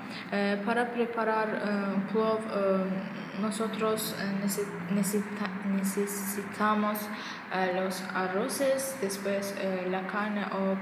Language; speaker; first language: Spanish; non-native, learner; Azerbaijani